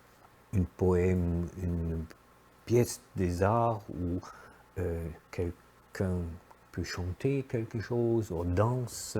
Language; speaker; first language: French; non-native, fluent; German